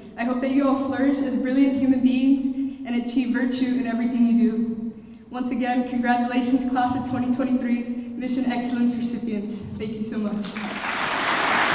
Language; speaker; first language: English; early bilingual, other home language; Spanish